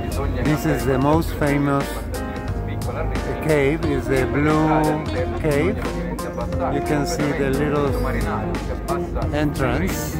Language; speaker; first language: English; non-native, fluent; Spanish